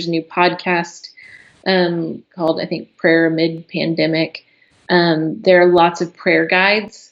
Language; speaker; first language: English; native; English